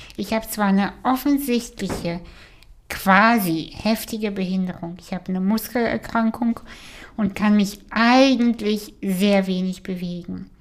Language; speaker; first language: German; early bilingual, other home language; Russian